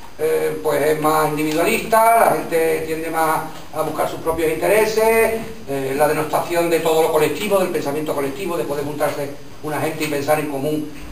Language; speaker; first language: Spanish; native; Spanish